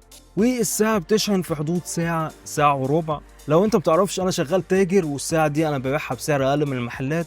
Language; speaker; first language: Arabic; native; Arabic